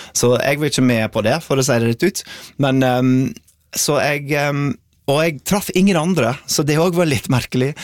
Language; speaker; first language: Norwegian; non-native, fluent; English